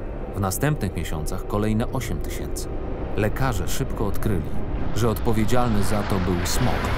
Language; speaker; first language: Polish; native; Polish